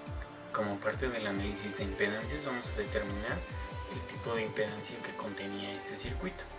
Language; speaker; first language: Spanish; native; Spanish